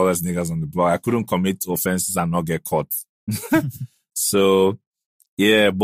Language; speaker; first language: English; non-native, local second language; Igbo